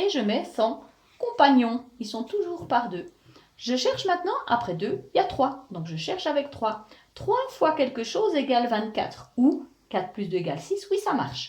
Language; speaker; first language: French; native; French